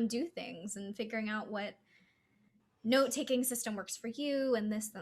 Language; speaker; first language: English; native; English